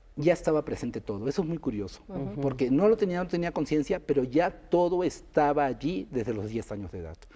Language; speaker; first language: Spanish; native; Spanish